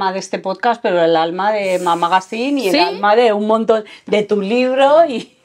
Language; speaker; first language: Spanish; native; Spanish